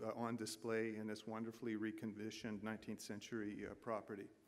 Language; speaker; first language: English; native; English